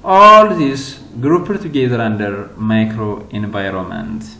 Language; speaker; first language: English; non-native, local second language; Amharic